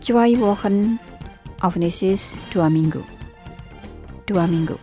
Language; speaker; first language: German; non-native, fluent; Indonesian